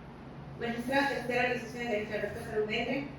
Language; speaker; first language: Spanish; native; Spanish